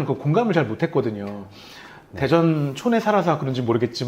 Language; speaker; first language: Korean; native; Korean